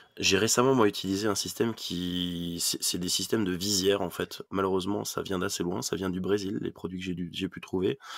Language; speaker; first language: French; native; French